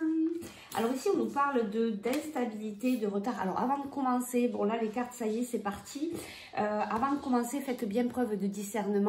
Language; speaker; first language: French; native; French